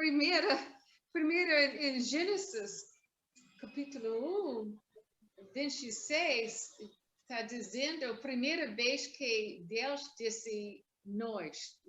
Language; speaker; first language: Portuguese; non-native, learner; English